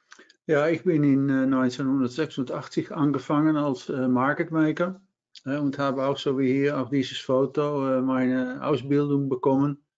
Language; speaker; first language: German; non-native, learner; Dutch